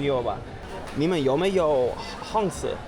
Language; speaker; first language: Chinese; non-native, learner; English